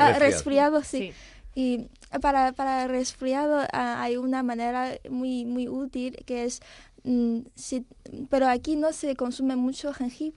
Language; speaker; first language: Spanish; non-native, fluent; Chinese